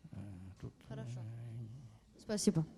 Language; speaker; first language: Russian; non-native, fluent; Armenian